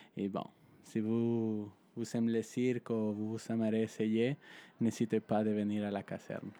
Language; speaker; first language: French; non-native, fluent; Spanish